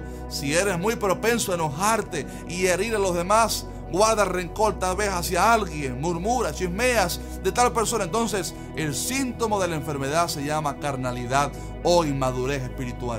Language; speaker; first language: Spanish; native; Spanish